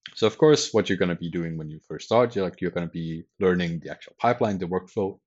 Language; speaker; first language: English; non-native, fluent; Danish